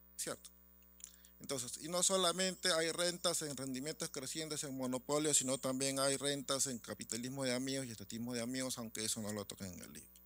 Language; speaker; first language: Spanish; native; Spanish